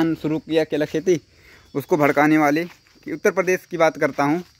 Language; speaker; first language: Hindi; native; Hindi